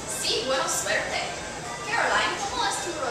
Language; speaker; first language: Spanish; non-native, learner; English